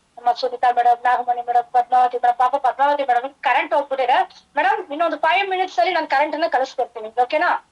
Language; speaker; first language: Kannada; non-native, fluent; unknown